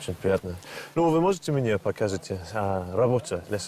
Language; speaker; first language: Russian; non-native, learner; English